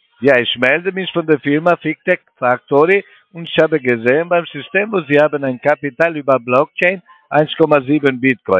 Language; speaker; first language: German; non-native, learner; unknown